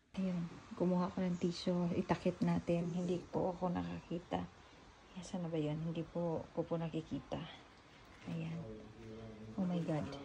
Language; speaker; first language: Filipino; non-native, local second language; Cebuano